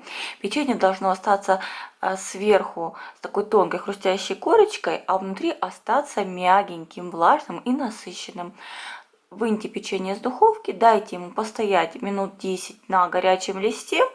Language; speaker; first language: Russian; native; Russian